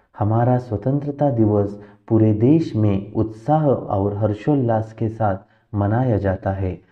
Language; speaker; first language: Hindi; non-native, local second language; Marathi